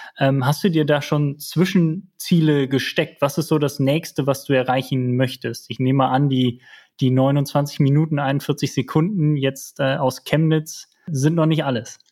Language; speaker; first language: German; native; German